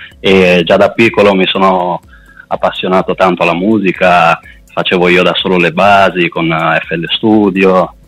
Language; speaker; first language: Italian; native; Italian